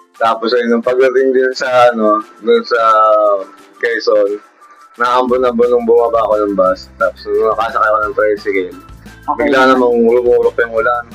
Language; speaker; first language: Filipino; native; Filipino